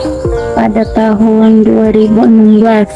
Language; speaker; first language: Indonesian; non-native, local second language; Banjar